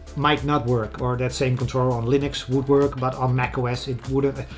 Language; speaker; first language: English; non-native, fluent; Dutch